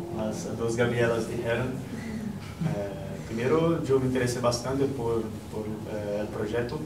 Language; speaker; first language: Spanish; non-native, learner; Portuguese